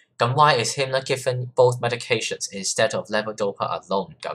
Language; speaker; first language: English; non-native, local second language; Cantonese